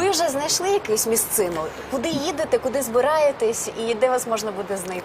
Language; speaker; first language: Ukrainian; native; Ukrainian